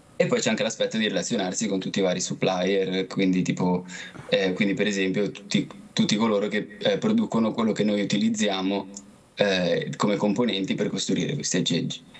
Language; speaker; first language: Italian; native; Italian